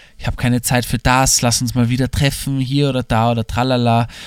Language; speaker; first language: German; native; German